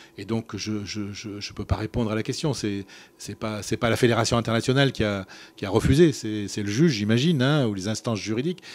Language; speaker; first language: French; native; French